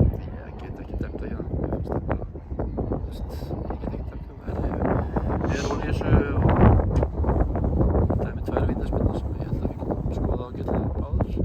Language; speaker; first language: Icelandic; native; Icelandic